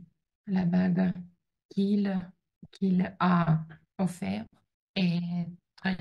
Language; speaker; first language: French; non-native, learner; Russian